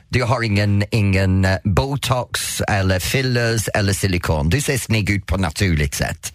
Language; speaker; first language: Swedish; non-native, fluent; English